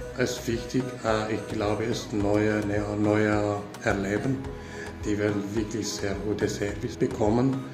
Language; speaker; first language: German; non-native, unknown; Kurdish